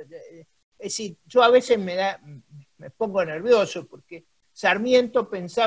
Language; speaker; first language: Spanish; native; Spanish